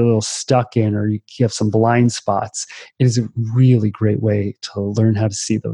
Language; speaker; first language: English; native; English